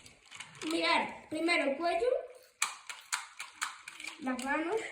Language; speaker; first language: Spanish; native; Spanish